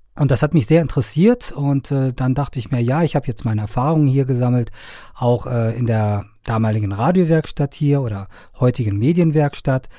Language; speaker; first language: German; non-native, fluent; Persian